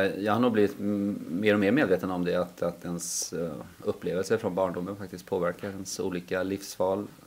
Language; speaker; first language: Swedish; early bilingual, heritage; Swedish